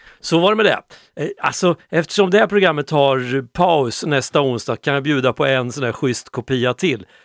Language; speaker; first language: Swedish; native; Swedish